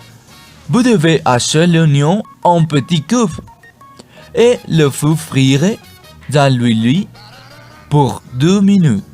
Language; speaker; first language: French; non-native, learner; Spanish